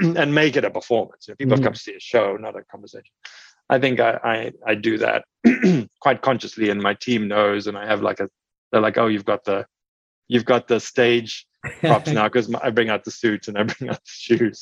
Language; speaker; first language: English; native; English